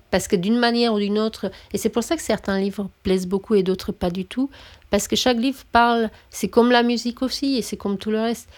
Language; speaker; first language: French; non-native, fluent; Romanian